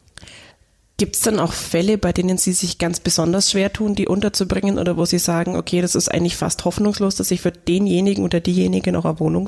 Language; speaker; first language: German; native; German